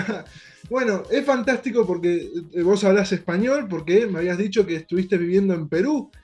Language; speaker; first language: Spanish; native; Spanish